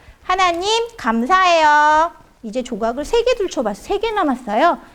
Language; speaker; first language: Korean; native; Korean